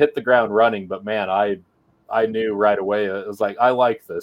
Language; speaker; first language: English; native; English